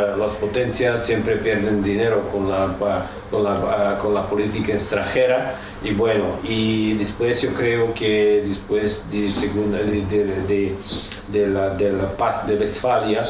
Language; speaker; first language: Spanish; non-native, fluent; Czech